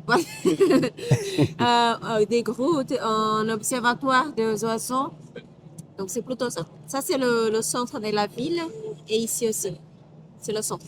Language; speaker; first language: French; non-native, fluent; Portuguese